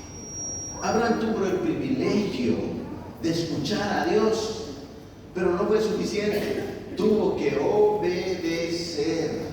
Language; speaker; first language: Spanish; native; Spanish